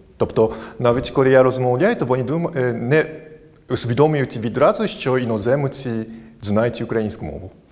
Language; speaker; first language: Ukrainian; non-native, fluent; Japanese